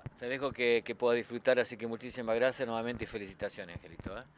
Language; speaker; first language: Spanish; native; Spanish